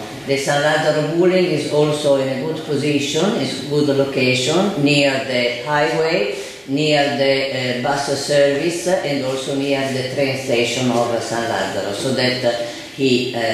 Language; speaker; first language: English; non-native, fluent; Italian